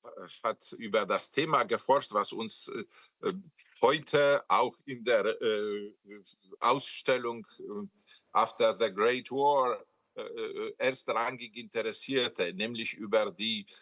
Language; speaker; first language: German; non-native, fluent; Polish